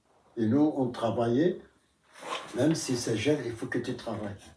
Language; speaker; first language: French; non-native, fluent; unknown